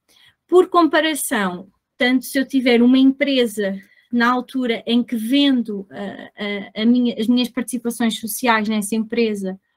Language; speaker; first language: Portuguese; native; Portuguese